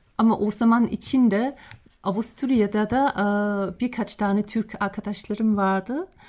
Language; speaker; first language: Turkish; non-native, fluent; German